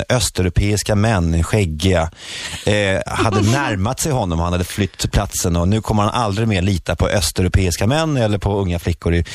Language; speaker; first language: Swedish; native; Swedish